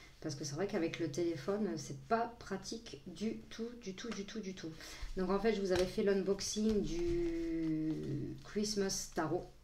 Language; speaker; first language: French; native; French